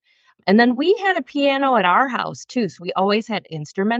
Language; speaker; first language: English; native; English